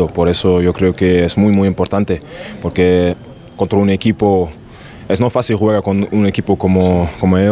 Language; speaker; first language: Spanish; non-native, learner; German